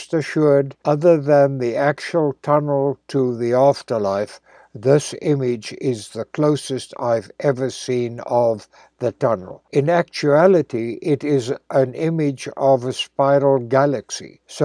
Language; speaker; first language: English; native; English